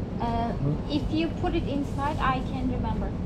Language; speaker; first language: English; non-native, learner; Turkish